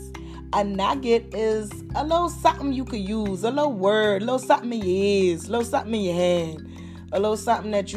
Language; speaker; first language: English; native; English